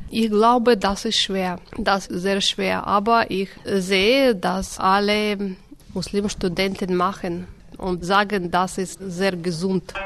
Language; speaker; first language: German; non-native, learner; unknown